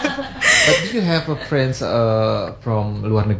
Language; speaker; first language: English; non-native, learner; Indonesian